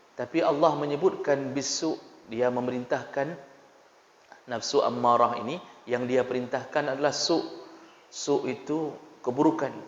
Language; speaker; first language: Malay; non-native, local second language; Achinese